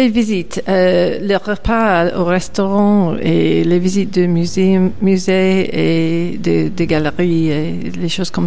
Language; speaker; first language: French; non-native, learner; English